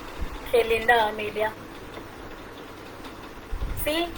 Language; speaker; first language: Spanish; non-native, fluent; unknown